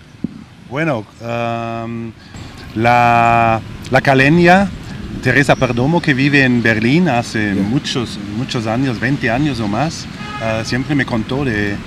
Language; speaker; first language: Spanish; non-native, learner; German